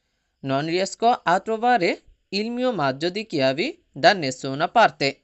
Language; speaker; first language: Italian; non-native, fluent; Bangla